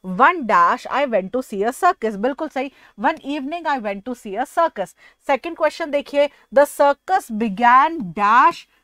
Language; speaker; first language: Hindi; native; Hindi